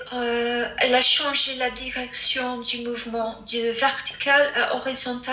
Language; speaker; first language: French; non-native, fluent; English